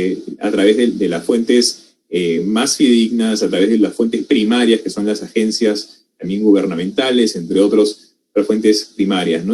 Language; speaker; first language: Spanish; native; Spanish